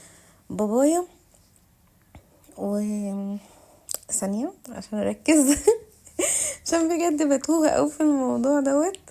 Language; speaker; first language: Arabic; native; Arabic